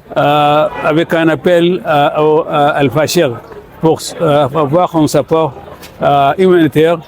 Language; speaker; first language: French; non-native, fluent; Arabic